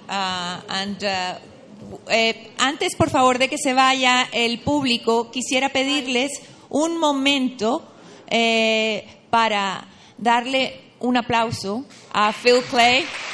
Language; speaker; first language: Spanish; native; Spanish